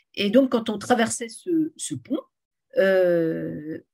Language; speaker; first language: French; native; French